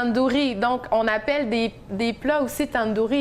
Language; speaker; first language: French; native; French